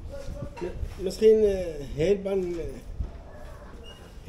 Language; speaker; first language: Dutch; non-native, learner; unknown